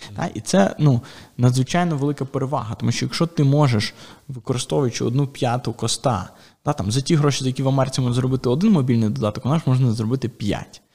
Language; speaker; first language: Ukrainian; native; Ukrainian